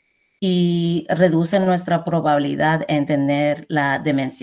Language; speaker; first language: Spanish; early bilingual, heritage; Spanish